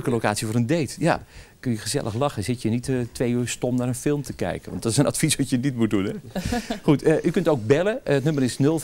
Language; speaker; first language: Dutch; native; Dutch